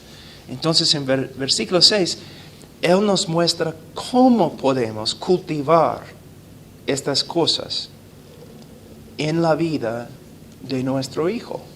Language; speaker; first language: Spanish; non-native, fluent; English